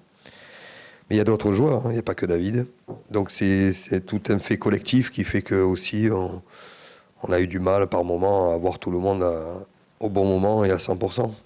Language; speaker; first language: French; native; French